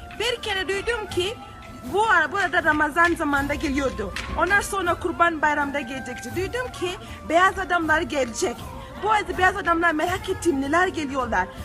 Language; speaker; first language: Turkish; non-native, learner; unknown